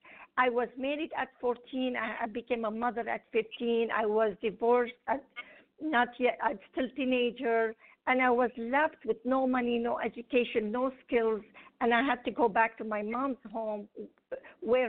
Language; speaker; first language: English; non-native, fluent; Arabic